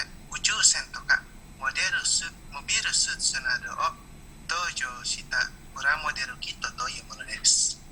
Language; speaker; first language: Japanese; non-native, learner; Indonesian